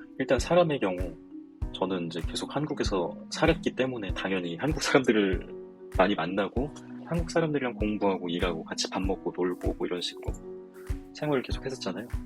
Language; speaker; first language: Korean; native; Korean